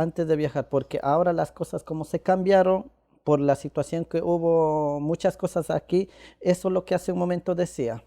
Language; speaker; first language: Spanish; non-native, local second language; Quechua